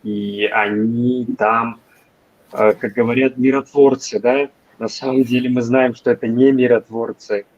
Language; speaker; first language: Russian; non-native, local second language; Tajik